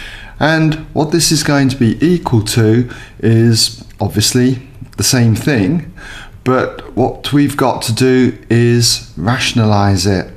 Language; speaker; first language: English; native; English